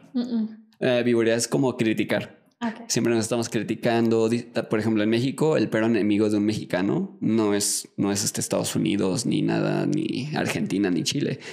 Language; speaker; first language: Spanish; native; Spanish